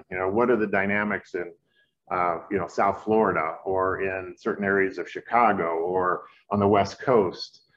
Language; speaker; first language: English; native; English